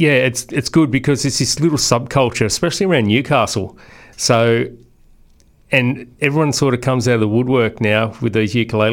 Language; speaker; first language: English; native; English